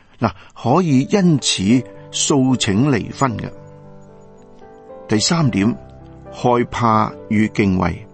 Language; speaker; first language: Chinese; non-native, local second language; Cantonese